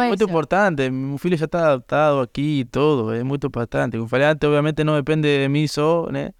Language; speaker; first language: Portuguese; non-native, learner; Spanish